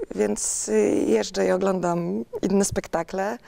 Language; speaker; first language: Polish; native; Polish